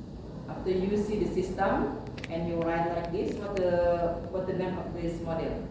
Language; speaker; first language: English; non-native, learner; Indonesian